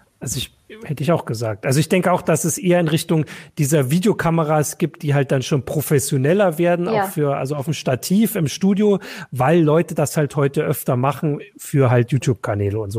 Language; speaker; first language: German; native; German